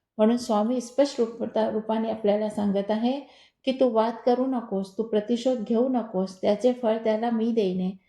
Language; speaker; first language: Marathi; non-native, local second language; Hindi